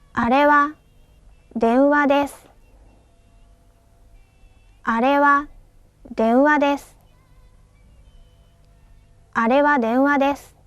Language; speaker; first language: Japanese; non-native, learner; Thai